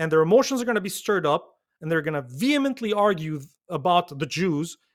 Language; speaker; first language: English; non-native, fluent; Arabic